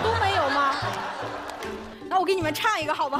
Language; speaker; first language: Chinese; native; Chinese